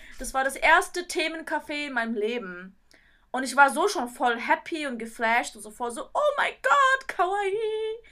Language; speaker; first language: German; early bilingual, other home language; Turkish